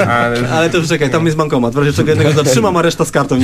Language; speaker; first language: Polish; native; Polish